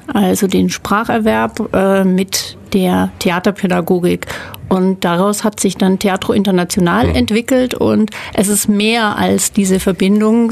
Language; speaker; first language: German; native; German